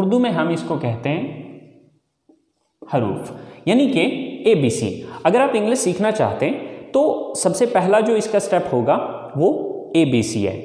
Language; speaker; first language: Urdu; native; Urdu